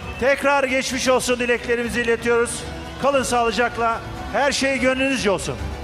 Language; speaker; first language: Turkish; native; Turkish